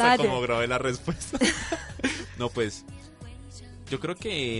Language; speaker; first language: Spanish; native; Spanish